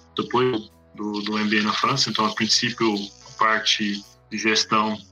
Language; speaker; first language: Portuguese; non-native, fluent; English